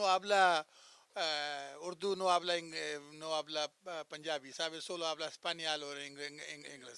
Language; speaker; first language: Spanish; non-native, learner; Hindi